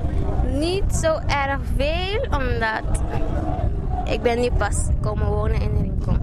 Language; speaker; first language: Dutch; non-native, local second language; Papiamento